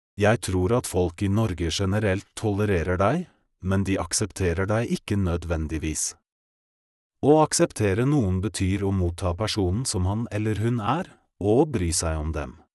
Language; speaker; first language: Norwegian; non-native, fluent; Polish